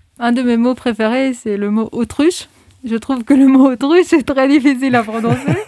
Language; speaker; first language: French; non-native, fluent; Spanish